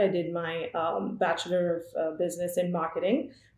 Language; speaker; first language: English; non-native, local second language; Punjabi